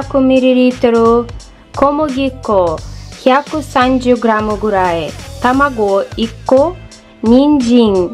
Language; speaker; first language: Japanese; non-native, fluent; Russian